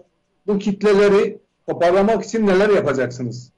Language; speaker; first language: Turkish; native; Turkish